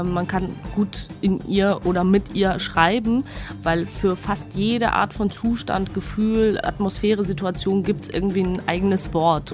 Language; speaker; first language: German; non-native, fluent; Georgian